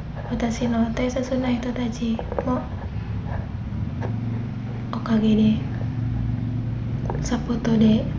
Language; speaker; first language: Japanese; non-native, learner; Indonesian